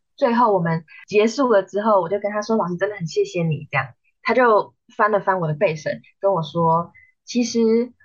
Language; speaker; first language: Chinese; native; Chinese